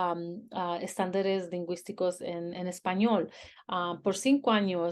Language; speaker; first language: Spanish; early bilingual, heritage; Spanish